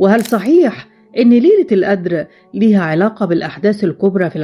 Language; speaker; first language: Arabic; native; Arabic